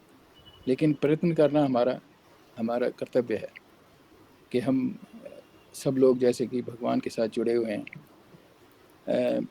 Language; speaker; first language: Hindi; native; Hindi